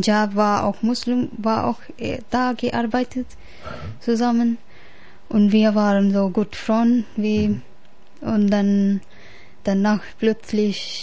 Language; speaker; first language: German; non-native, learner; Punjabi